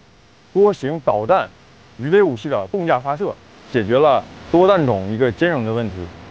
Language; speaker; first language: Chinese; native; Chinese